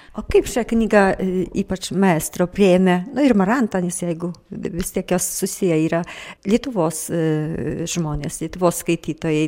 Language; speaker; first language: Lithuanian; native; Lithuanian